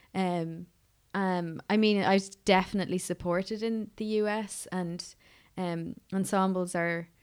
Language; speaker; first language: English; native; English